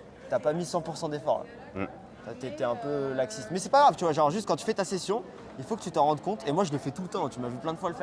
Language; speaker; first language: French; native; French